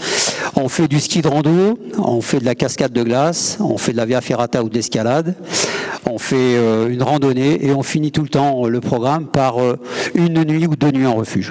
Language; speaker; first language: French; native; French